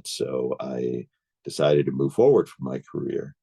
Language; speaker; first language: English; native; English